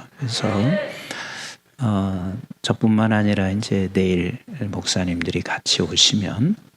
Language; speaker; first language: Korean; native; Korean